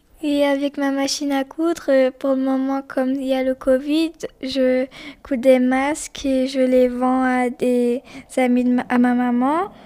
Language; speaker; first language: French; early bilingual, other home language; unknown